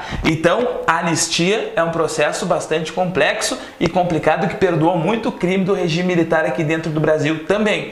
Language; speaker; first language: Portuguese; native; Portuguese